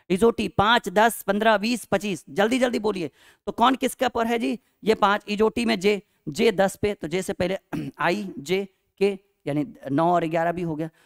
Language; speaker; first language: Hindi; native; Hindi